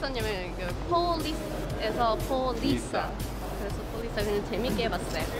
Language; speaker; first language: Korean; non-native, fluent; Thai